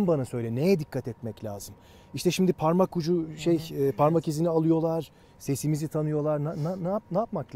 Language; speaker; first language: Turkish; native; Turkish